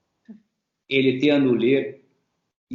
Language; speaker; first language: French; non-native, fluent; Portuguese